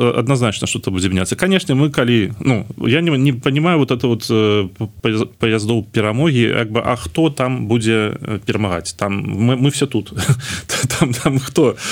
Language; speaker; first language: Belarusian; non-native, local second language; Russian